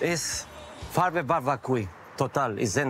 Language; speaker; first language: German; non-native, learner; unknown